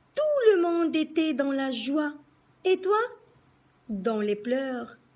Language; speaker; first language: French; non-native, local second language; Arabic